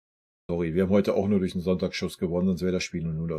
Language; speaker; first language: German; native; German